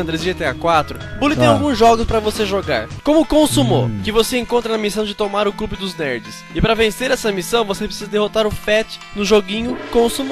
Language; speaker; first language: Portuguese; native; Portuguese